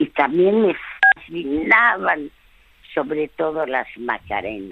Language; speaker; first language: Spanish; early bilingual, other home language; French